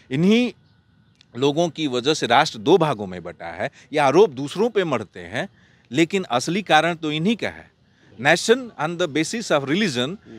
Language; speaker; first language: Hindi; native; Hindi